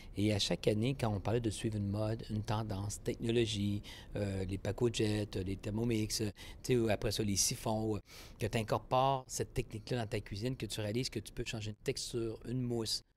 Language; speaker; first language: French; native; French